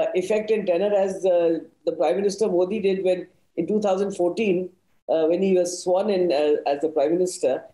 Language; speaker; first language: English; non-native, local second language; Hindi